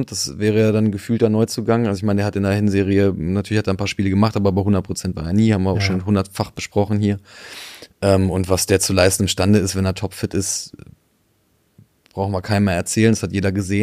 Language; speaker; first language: German; native; German